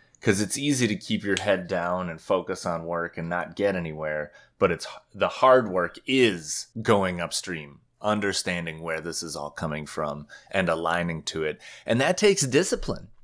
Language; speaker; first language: English; native; English